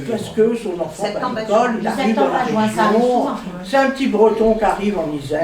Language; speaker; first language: French; native; French